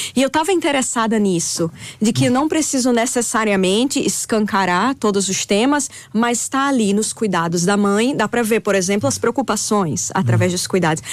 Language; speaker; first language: Portuguese; native; Portuguese